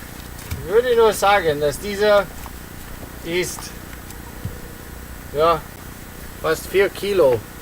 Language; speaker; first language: German; non-native, learner; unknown